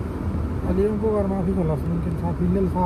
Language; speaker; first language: Arabic; non-native, learner; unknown